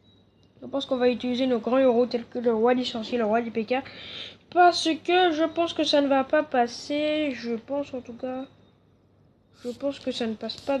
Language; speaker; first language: French; native; French